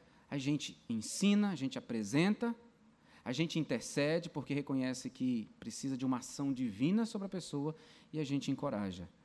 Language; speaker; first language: Portuguese; native; Portuguese